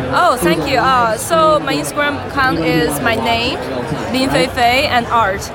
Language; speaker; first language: English; non-native, learner; Chinese